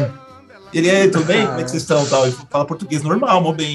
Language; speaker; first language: Portuguese; native; Portuguese